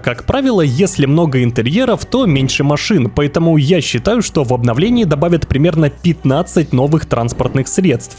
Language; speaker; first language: Russian; native; Russian